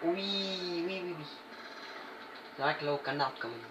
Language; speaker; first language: French; native; French